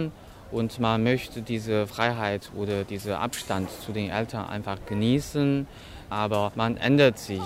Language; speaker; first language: German; non-native, fluent; Chinese